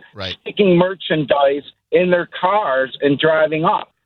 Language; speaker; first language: English; native; English